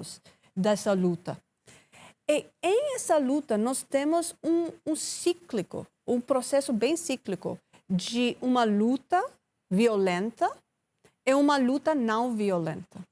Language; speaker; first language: Portuguese; non-native, learner; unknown